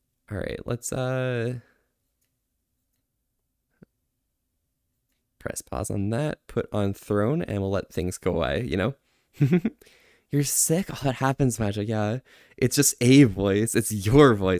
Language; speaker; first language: English; native; English